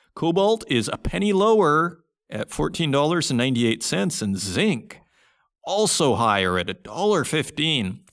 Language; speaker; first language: English; native; English